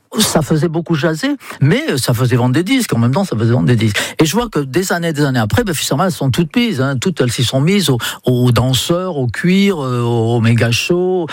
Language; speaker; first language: French; non-native, fluent; English